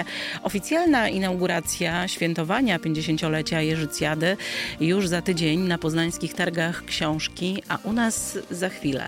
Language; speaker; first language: Polish; native; Polish